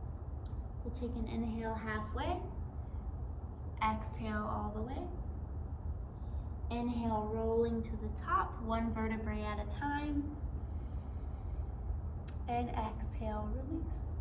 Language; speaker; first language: English; native; English